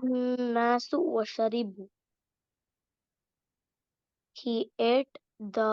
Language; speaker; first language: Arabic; non-native, learner; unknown